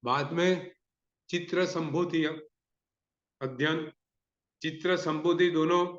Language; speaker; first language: Hindi; non-native, local second language; Gujarati